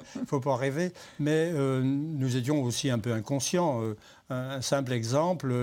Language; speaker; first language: French; native; French